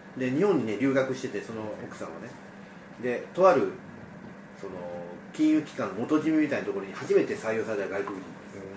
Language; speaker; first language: Japanese; native; Japanese